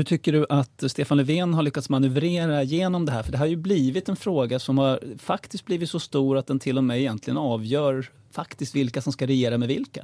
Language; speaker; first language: Swedish; native; Swedish